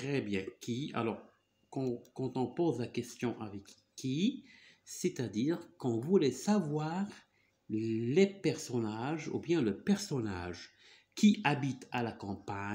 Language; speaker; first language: French; non-native, local second language; Arabic